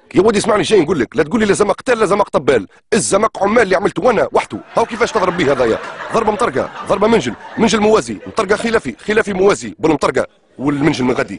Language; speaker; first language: Arabic; native; Arabic